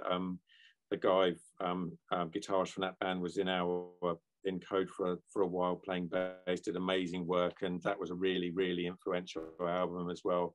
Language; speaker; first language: English; native; English